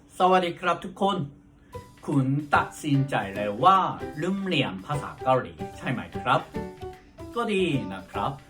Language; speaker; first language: Thai; non-native, fluent; Korean